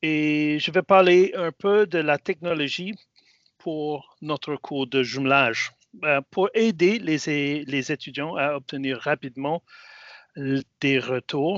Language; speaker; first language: French; non-native, fluent; English